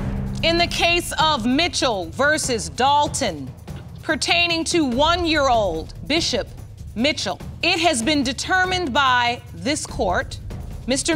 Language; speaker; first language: English; native; English